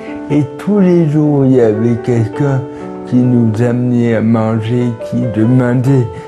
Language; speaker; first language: French; native; French